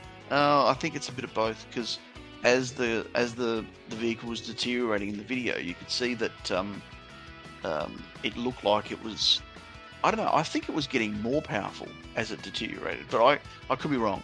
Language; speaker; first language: English; early bilingual, other home language; Italian